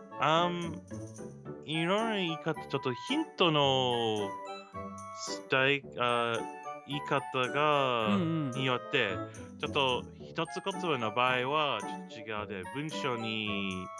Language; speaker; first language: Japanese; non-native, learner; English